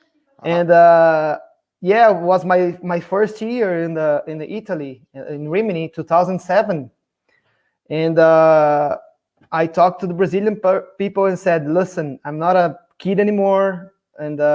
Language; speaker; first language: English; non-native, fluent; Portuguese